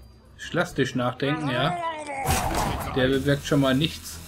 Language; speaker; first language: German; native; German